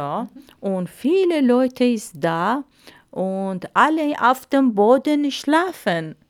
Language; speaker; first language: German; non-native, learner; Arabic